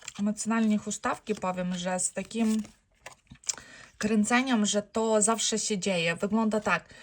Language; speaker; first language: Polish; non-native, learner; Ukrainian